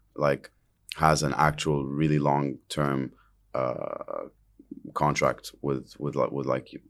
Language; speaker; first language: English; early bilingual, other home language; Arabic